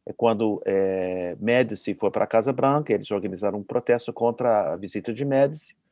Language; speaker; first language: Portuguese; non-native, fluent; English